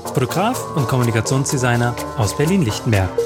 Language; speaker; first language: German; native; German